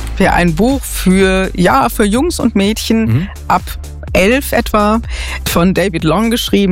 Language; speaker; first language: German; native; German